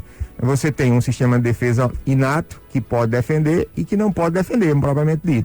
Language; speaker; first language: Portuguese; native; Portuguese